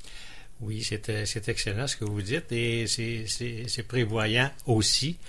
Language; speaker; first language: French; native; French